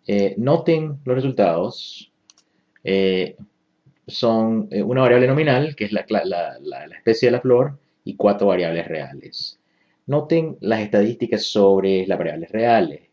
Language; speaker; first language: Spanish; native; Spanish